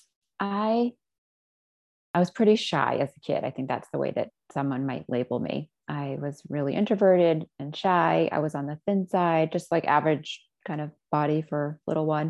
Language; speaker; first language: English; native; English